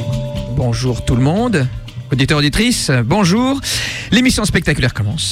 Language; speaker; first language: French; native; French